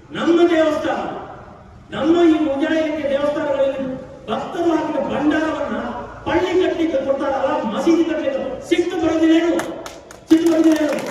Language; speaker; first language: Kannada; non-native, local second language; Kodava